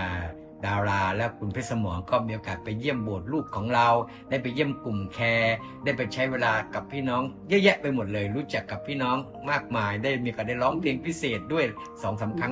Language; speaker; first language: Thai; native; Thai